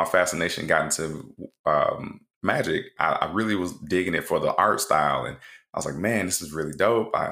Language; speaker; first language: English; native; English